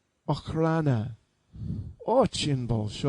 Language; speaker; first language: Russian; non-native, learner; English